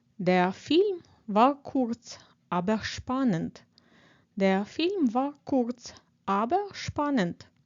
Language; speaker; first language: German; non-native, fluent; Ukrainian